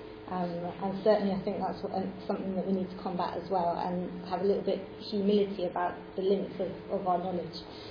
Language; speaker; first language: English; native; English